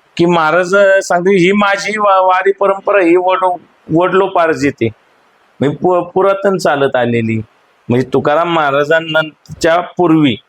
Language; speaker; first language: Marathi; native; Marathi